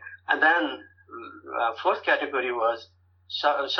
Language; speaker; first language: English; non-native, fluent; Nepali